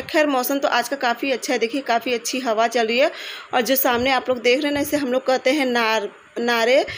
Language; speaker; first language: Hindi; native; Hindi